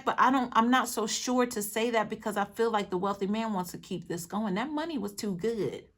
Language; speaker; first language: English; native; English